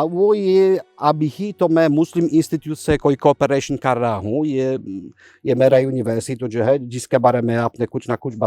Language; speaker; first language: Hindi; non-native, fluent; Polish